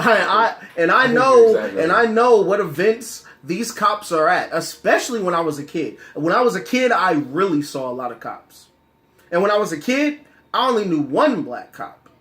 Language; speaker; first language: English; native; English